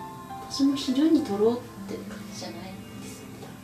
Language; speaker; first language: Japanese; native; Japanese